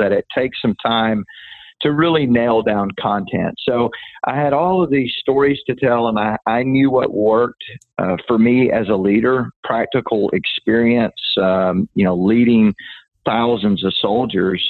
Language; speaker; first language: English; native; English